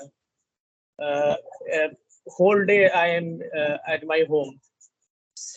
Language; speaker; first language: English; non-native, learner; Hindi